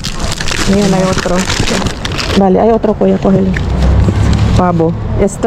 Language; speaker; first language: Spanish; non-native, learner; Filipino